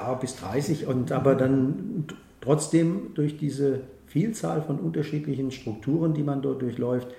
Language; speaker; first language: German; native; German